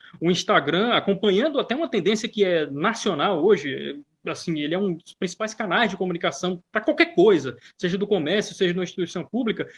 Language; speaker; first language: Portuguese; native; Portuguese